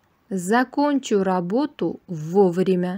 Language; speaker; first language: Russian; non-native, local second language; Uzbek